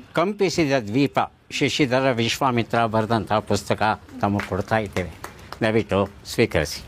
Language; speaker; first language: Kannada; native; Kannada